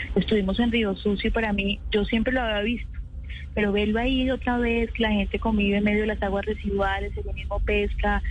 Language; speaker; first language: Spanish; native; Spanish